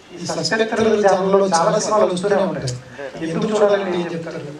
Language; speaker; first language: Telugu; native; Telugu